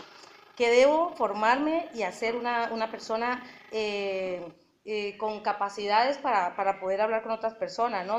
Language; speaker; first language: Spanish; native; Spanish